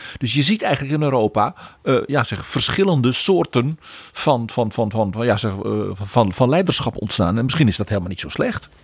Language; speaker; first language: Dutch; native; Dutch